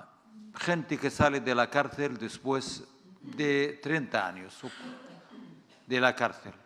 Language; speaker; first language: Spanish; non-native, fluent; Arabic